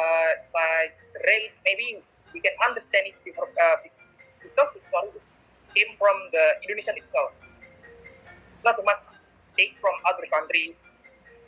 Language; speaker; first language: English; non-native, learner; Indonesian